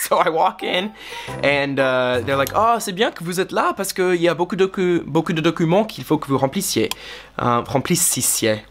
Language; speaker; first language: French; non-native, fluent; English